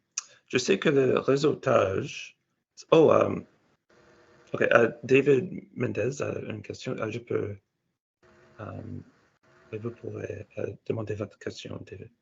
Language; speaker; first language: French; non-native, fluent; English